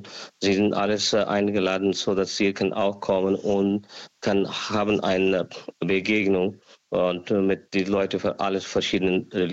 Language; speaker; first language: German; non-native, learner; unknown